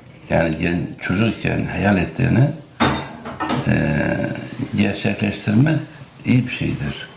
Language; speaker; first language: Turkish; non-native, local second language; Kurdish